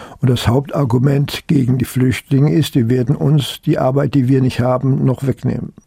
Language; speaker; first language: German; native; German